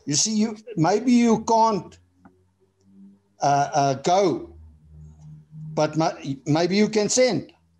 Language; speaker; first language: English; non-native, local second language; Afrikaans